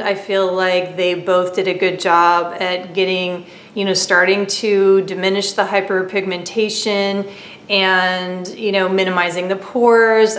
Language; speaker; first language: English; native; English